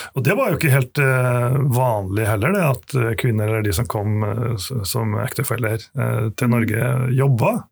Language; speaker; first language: Norwegian; native; Norwegian